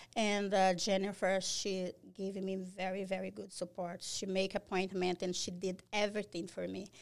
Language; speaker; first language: English; non-native, learner; Portuguese